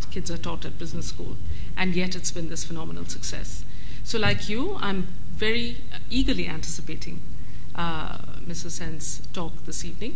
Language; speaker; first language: English; non-native, local second language; Bangla